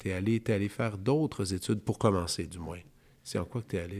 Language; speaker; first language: French; native; French